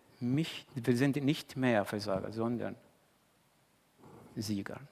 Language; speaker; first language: German; non-native, fluent; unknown